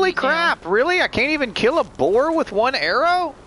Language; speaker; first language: English; native; English